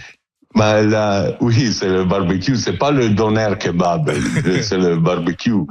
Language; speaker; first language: French; non-native, learner; Italian